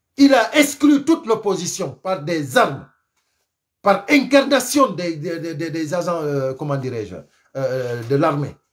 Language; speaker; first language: French; non-native, local second language; Fula